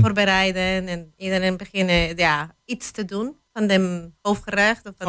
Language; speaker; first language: Dutch; non-native, fluent; Spanish